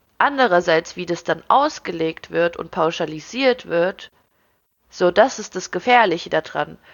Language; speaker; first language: German; early bilingual, other home language; Russian